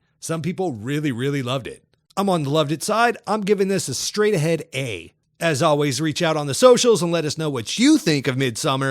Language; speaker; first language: English; native; English